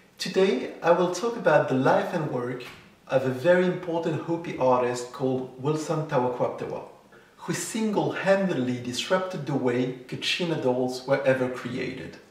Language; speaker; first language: English; non-native, fluent; French